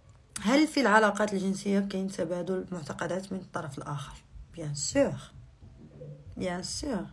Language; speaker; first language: Arabic; native; Arabic